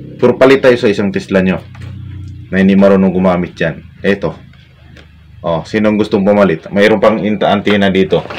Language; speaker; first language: Filipino; non-native, local second language; Cebuano